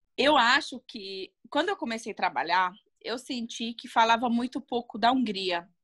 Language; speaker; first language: Portuguese; non-native, fluent; Hungarian